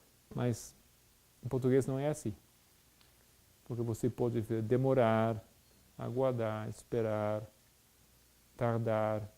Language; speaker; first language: Portuguese; non-native, fluent; Spanish